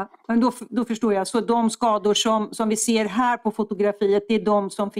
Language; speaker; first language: Swedish; native; Swedish